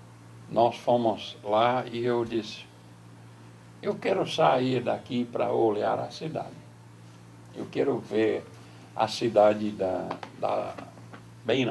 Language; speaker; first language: Portuguese; non-native, fluent; English